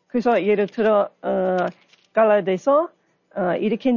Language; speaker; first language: Korean; non-native, learner; English